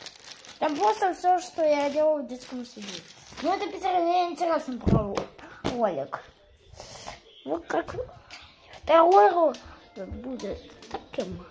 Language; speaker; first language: Russian; early bilingual, heritage; Russian